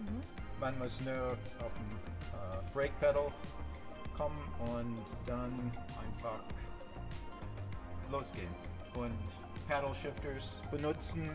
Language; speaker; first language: German; non-native, fluent; English